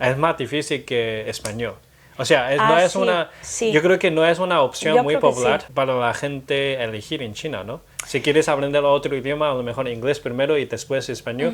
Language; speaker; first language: Spanish; non-native, fluent; Chinese